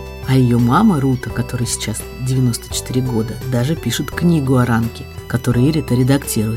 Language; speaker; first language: Russian; native; Russian